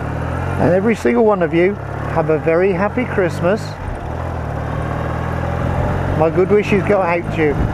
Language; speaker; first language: English; native; English